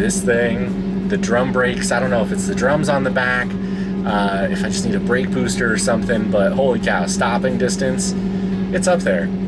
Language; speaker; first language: English; native; English